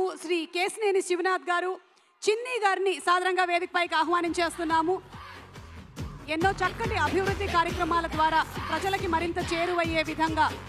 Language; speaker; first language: Telugu; native; Telugu